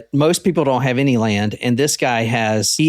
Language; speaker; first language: English; native; English